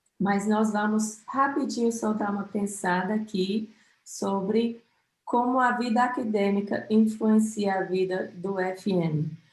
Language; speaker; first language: Portuguese; non-native, fluent; English